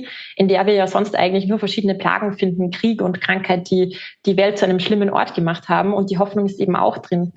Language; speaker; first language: German; native; German